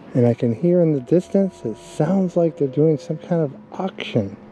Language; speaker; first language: English; native; English